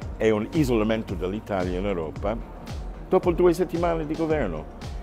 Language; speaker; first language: Italian; non-native, fluent; English